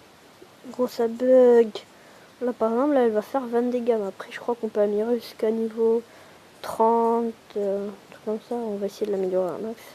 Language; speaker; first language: French; native; French